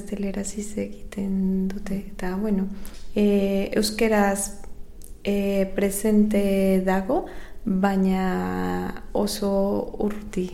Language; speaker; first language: Basque; non-native, learner; Spanish